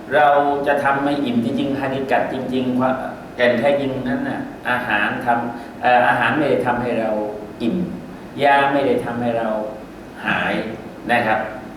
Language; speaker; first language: Thai; native; Thai